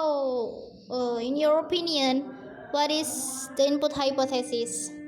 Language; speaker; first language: English; non-native, learner; Indonesian